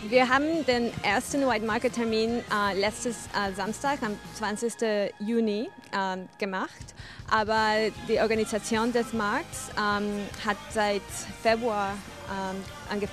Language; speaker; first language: German; non-native, fluent; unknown